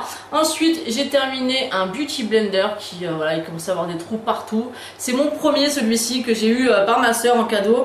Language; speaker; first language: French; native; French